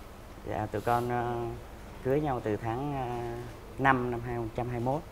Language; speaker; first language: Vietnamese; native; Vietnamese